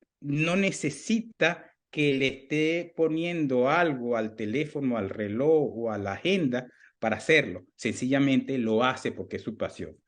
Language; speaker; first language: Spanish; native; Spanish